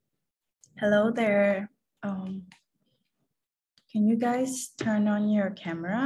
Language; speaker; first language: English; non-native, fluent; Khmer